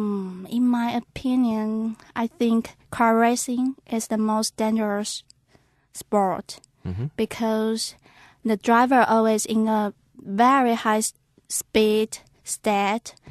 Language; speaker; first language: English; non-native, learner; Chinese